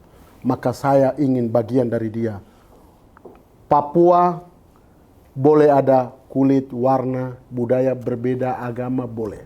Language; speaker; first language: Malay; non-native, local second language; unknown